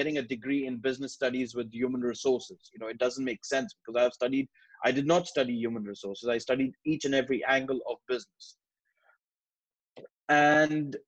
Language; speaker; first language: English; non-native, local second language; Urdu